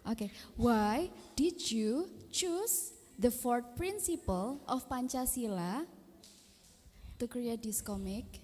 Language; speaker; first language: English; non-native, fluent; Indonesian